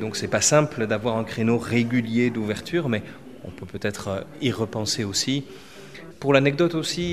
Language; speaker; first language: French; native; French